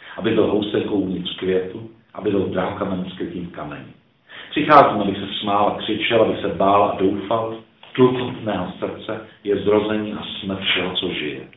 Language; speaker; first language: Czech; early bilingual, other home language; Croatian